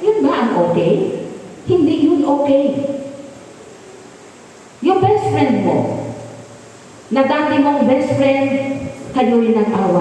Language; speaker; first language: Filipino; native; Filipino